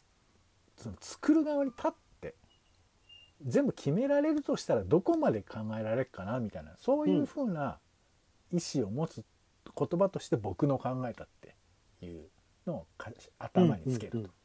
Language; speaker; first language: Japanese; native; Japanese